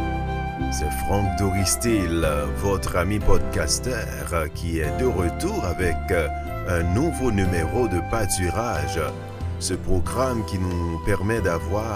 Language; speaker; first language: French; native; French